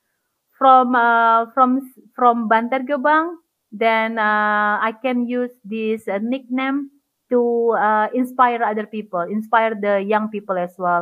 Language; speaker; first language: English; non-native, fluent; Indonesian